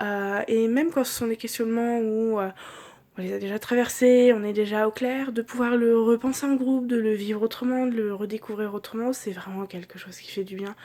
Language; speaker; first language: French; native; French